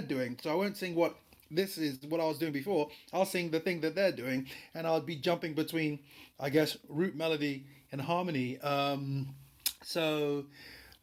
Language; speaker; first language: English; non-native, local second language; Yoruba